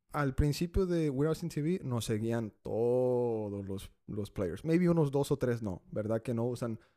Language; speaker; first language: Spanish; early bilingual, heritage; Spanish